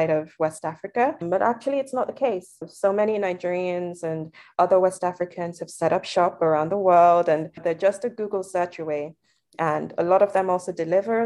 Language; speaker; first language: English; non-native, local second language; Yoruba